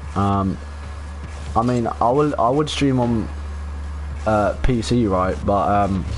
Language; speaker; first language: English; native; English